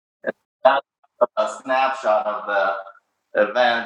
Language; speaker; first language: English; non-native, fluent; Spanish